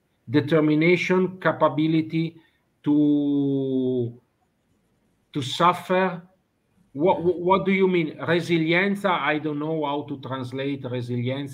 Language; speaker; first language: English; non-native, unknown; Italian